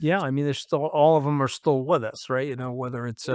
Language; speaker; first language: English; native; English